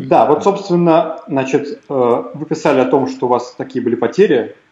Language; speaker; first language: Russian; native; Russian